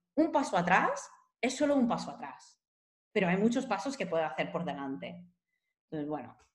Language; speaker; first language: Spanish; non-native, fluent; English